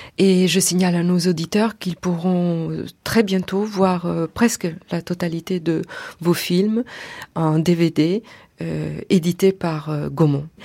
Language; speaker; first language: French; native; French